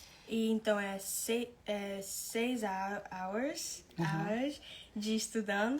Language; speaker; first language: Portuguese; early bilingual, heritage; Portuguese